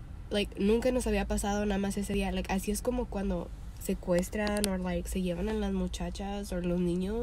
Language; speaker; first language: Spanish; early bilingual, heritage; Spanish